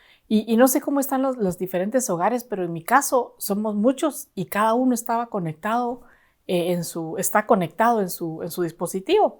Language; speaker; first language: Spanish; native; Spanish